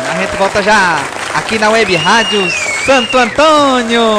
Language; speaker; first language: Portuguese; native; Portuguese